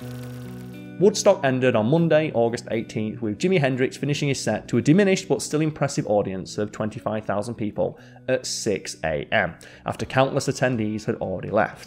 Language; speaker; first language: English; native; English